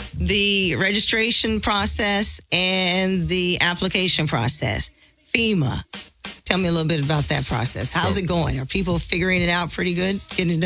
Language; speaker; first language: English; native; English